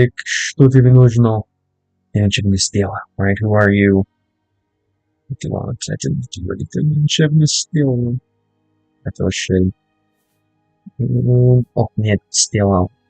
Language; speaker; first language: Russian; non-native, learner; English